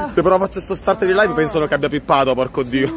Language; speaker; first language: Italian; native; Italian